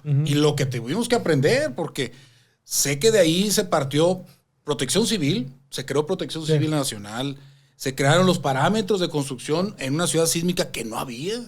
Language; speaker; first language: Spanish; native; Spanish